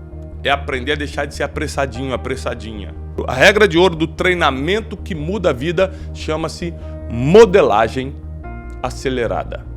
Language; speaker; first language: Portuguese; native; Portuguese